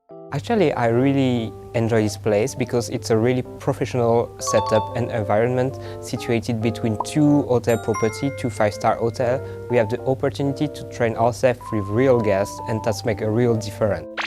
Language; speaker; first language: English; non-native, fluent; French